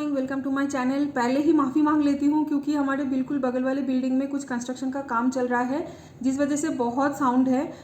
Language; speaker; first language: Hindi; non-native, local second language; Bangla